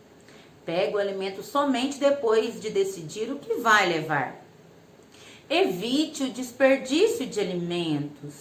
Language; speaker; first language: Portuguese; native; Portuguese